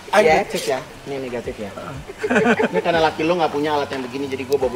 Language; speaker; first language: Indonesian; native; Indonesian